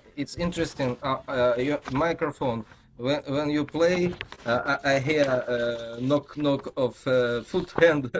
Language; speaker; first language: English; non-native, learner; Ukrainian